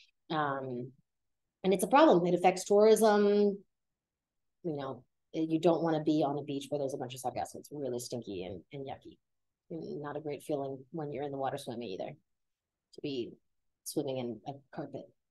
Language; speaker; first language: English; native; English